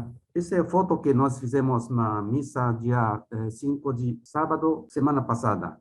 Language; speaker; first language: Portuguese; non-native, fluent; Japanese